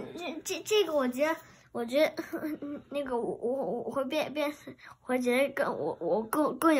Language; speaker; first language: Chinese; early bilingual, heritage; Chinese